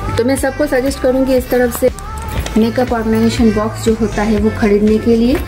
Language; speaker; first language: Hindi; non-native, local second language; Bangla